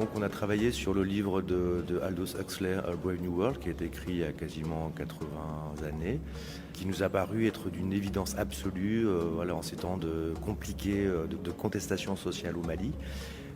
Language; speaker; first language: French; native; French